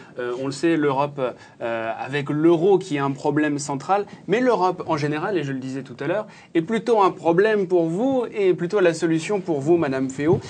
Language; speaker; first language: French; native; French